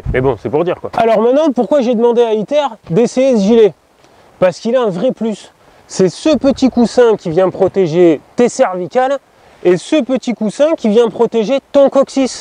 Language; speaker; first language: French; native; French